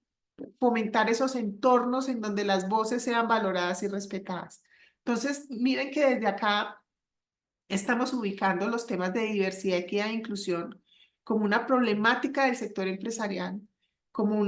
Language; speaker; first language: Spanish; native; Spanish